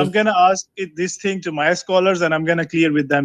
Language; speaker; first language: English; non-native, fluent; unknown